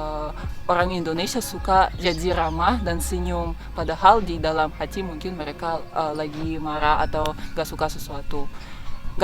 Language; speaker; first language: Indonesian; non-native, fluent; Russian